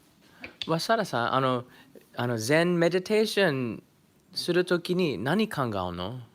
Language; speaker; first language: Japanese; non-native, learner; English